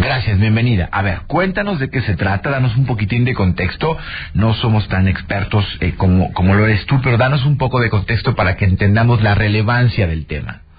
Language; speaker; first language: Spanish; native; Spanish